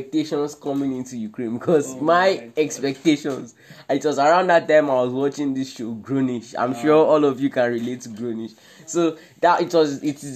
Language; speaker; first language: English; non-native, local second language; Yoruba